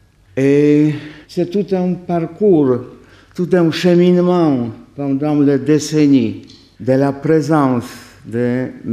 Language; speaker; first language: French; non-native, fluent; Polish